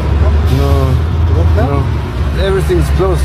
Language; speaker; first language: English; non-native, learner; German